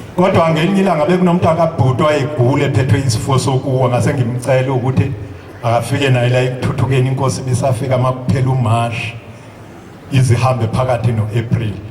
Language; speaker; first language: Zulu; non-native, local second language; Xhosa